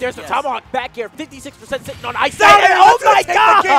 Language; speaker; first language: English; native; English